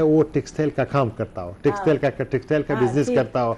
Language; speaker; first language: Hindi; non-native, learner; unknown